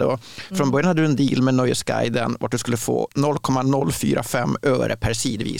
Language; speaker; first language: Swedish; native; Swedish